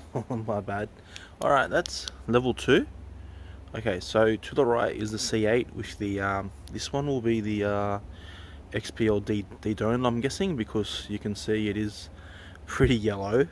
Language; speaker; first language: English; native; English